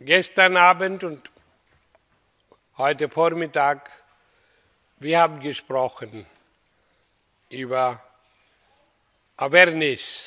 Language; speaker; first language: German; non-native, learner; Hindi